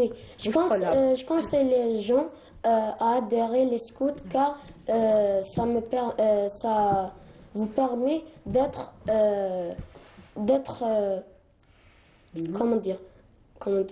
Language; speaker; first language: French; non-native, learner; Arabic